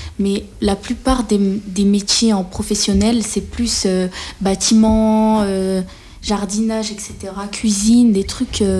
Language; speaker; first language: French; native; French